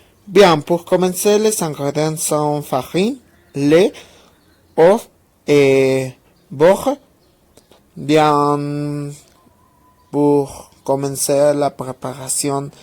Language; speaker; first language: French; non-native, learner; Spanish